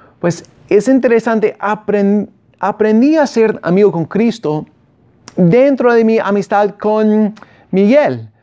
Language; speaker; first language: Spanish; non-native, fluent; English